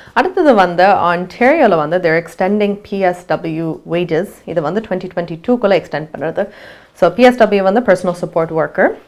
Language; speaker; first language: Tamil; early bilingual, heritage; Tamil